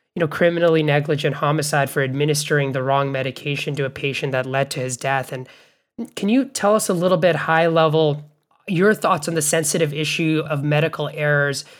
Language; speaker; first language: English; non-native, local second language; Bangla